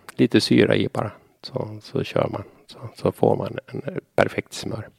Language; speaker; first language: Swedish; native; Swedish